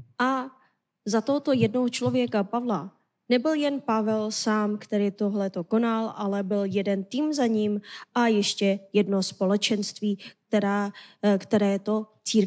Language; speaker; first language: Czech; non-native, fluent; Korean